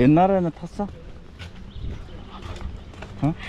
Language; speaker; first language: Korean; native; Korean